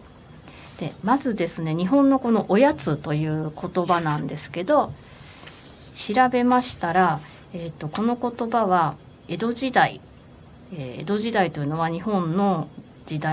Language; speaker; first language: Japanese; native; Japanese